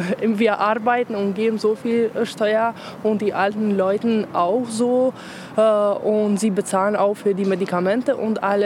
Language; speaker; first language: German; non-native, learner; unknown